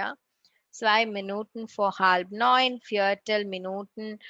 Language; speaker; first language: German; non-native, learner; Tamil